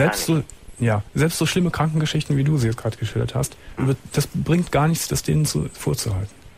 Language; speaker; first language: German; native; German